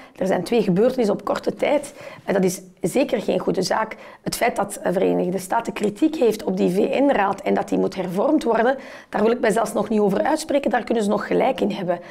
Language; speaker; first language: Dutch; early bilingual, other home language; Turkish